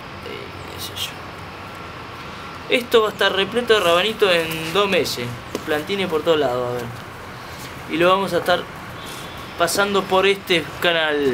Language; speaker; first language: Spanish; native; Spanish